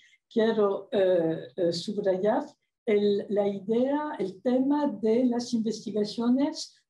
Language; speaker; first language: Spanish; non-native, fluent; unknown